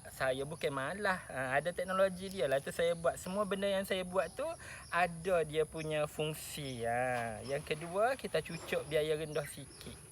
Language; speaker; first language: Malay; native; Malay